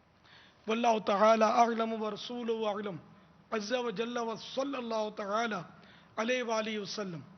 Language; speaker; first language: Urdu; native; Urdu